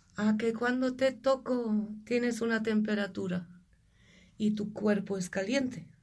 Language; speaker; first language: Spanish; non-native, fluent; German